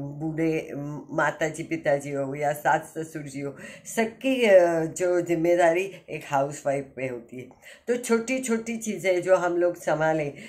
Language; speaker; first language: Hindi; non-native, local second language; Marathi